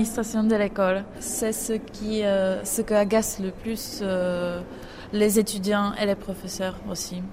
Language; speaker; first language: French; non-native, fluent; Czech